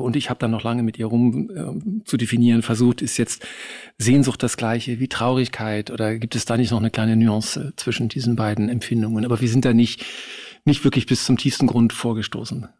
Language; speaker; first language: German; native; German